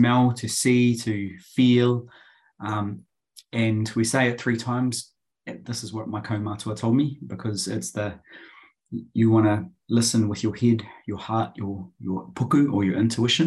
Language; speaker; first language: English; native; English